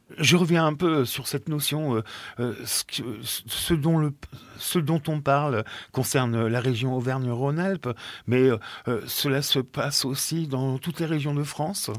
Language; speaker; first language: French; native; French